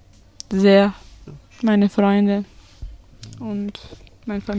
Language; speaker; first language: German; non-native, learner; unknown